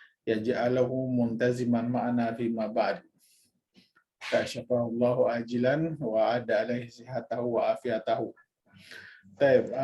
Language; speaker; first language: Arabic; non-native, fluent; Indonesian